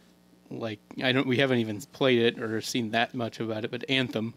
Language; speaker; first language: English; native; English